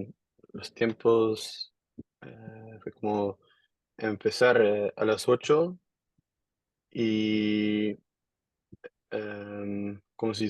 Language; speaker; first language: Spanish; non-native, learner; Dutch